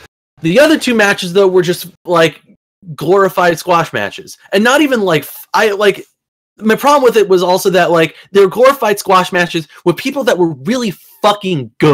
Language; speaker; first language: English; native; English